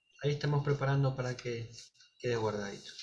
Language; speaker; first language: Spanish; native; Spanish